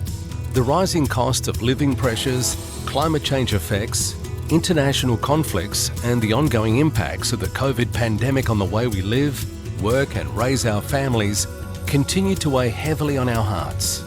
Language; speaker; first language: English; native; English